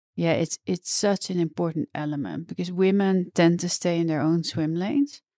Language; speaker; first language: English; non-native, fluent; Dutch